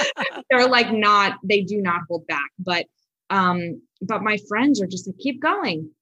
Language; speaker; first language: English; native; English